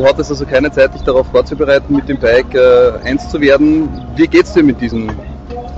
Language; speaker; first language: German; native; German